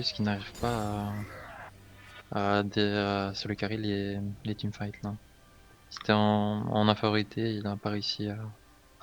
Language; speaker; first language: French; native; French